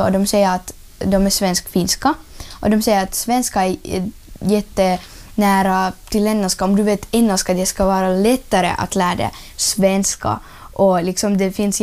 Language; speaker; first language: Swedish; early bilingual, other home language; Russian